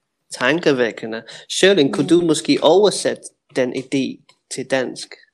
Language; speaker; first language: Danish; non-native, fluent; English